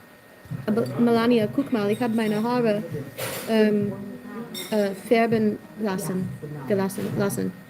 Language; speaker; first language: German; non-native, learner; English